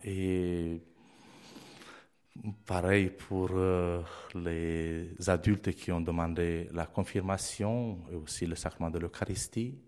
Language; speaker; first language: French; non-native, fluent; Romanian